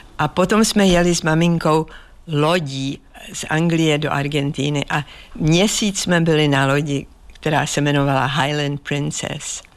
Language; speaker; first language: Czech; native; Czech